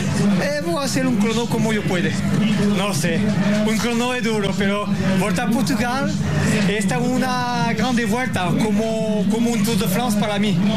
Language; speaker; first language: Spanish; non-native, learner; French